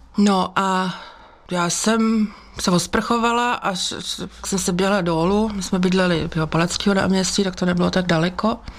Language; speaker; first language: Czech; native; Czech